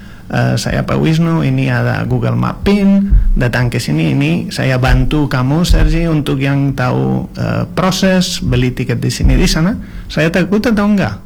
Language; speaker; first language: Indonesian; non-native, learner; Spanish